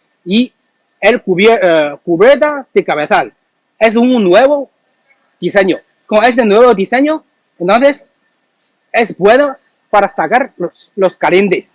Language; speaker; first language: Spanish; non-native, learner; Chinese